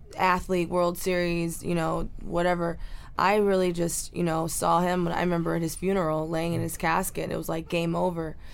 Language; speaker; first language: English; native; English